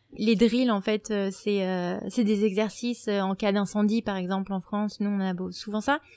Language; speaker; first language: French; native; French